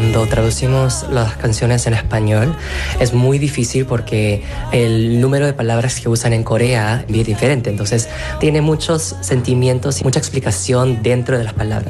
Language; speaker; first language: Spanish; non-native, fluent; Korean